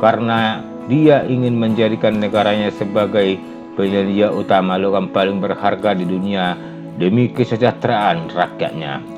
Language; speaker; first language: Indonesian; native; Indonesian